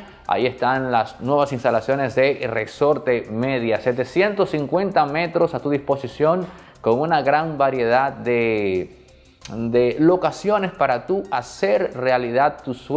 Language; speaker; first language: Spanish; native; Spanish